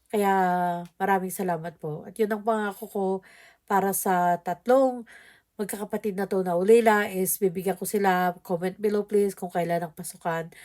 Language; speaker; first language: Filipino; native; Filipino